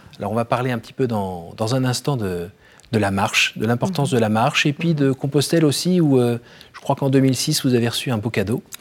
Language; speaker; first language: French; native; French